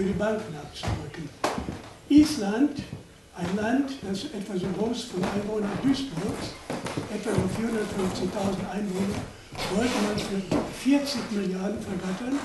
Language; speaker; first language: German; native; German